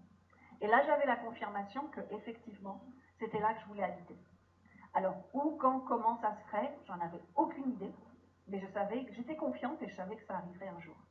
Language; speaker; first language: French; native; French